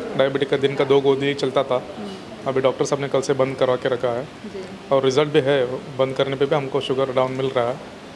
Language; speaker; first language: Hindi; non-native, local second language; Kannada